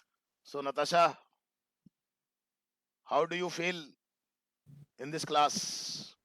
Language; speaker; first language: English; non-native, local second language; Hindi